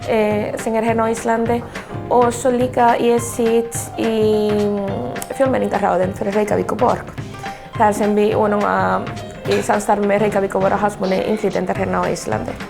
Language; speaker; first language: Icelandic; non-native, fluent; Spanish